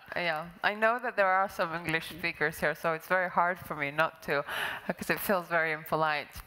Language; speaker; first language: English; non-native, fluent; Norwegian